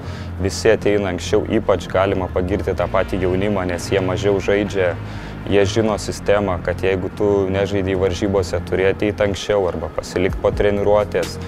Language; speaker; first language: Lithuanian; native; Lithuanian